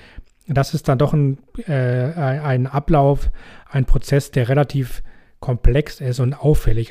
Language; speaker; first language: German; native; German